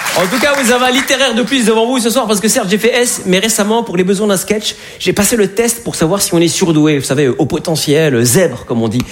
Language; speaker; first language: French; native; French